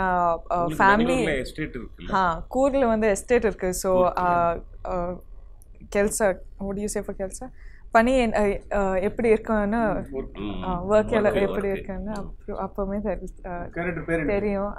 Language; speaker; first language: Tamil; non-native, learner; Kodava